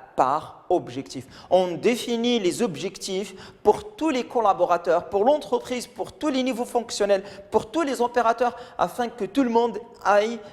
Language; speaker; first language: French; non-native, local second language; Arabic